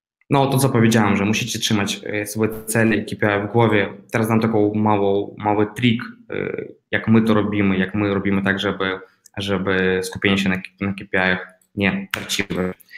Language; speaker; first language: Polish; non-native, fluent; Ukrainian